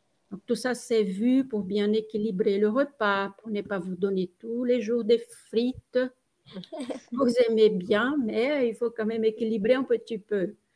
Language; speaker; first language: French; non-native, fluent; Portuguese